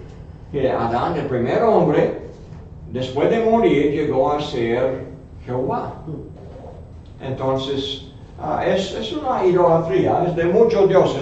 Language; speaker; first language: Spanish; non-native, fluent; English